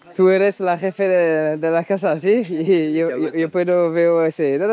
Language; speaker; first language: Spanish; non-native, learner; French